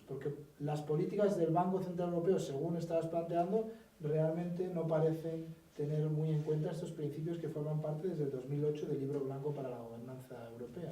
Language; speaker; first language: Spanish; native; Spanish